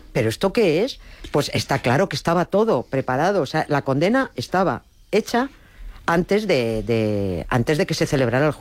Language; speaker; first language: Spanish; native; Spanish